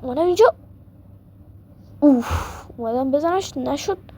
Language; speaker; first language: Persian; native; Persian